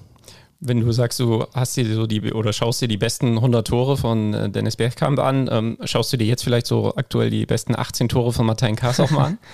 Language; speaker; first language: German; native; German